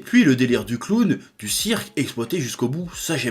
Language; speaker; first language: French; native; French